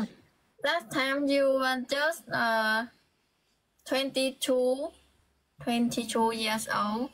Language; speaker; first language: English; non-native, learner; Vietnamese